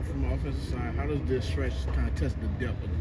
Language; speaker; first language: English; native; English